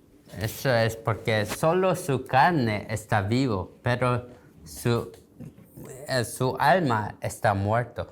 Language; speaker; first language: Spanish; non-native, learner; Korean